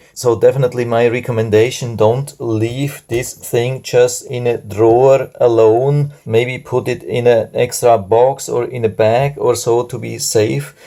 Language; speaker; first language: English; non-native, fluent; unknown